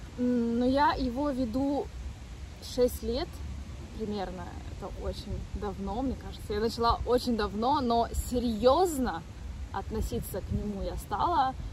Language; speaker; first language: Russian; native; Russian